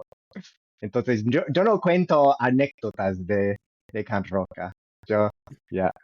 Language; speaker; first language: Spanish; non-native, fluent; English